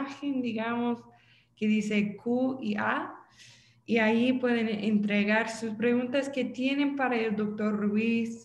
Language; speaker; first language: Spanish; non-native, fluent; English